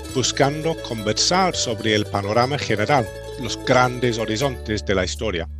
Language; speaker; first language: Spanish; non-native, fluent; English